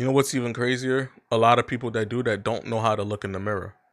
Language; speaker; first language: English; native; English